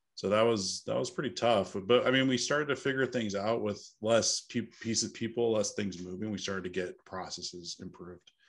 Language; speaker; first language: English; native; English